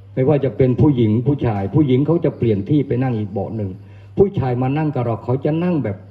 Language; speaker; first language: Thai; non-native, local second language; Northern Khmer